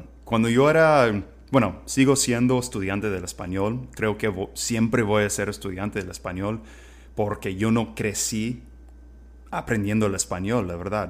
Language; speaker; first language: Spanish; non-native, fluent; English